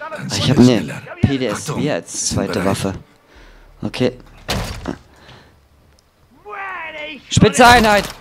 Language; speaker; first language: German; native; German